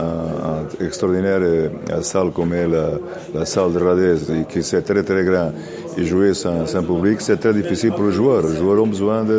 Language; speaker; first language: French; non-native, learner; Catalan